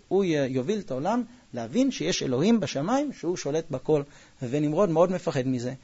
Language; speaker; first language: Hebrew; non-native, fluent; English